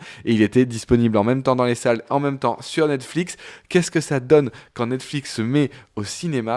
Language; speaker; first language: French; native; French